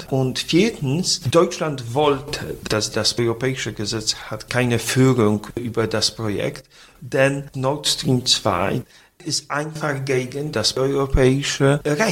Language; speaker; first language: German; non-native, fluent; Polish